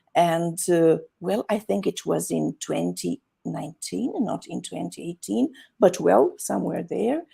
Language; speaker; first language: English; non-native, fluent; Romanian